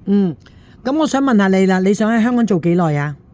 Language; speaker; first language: Cantonese; native; Cantonese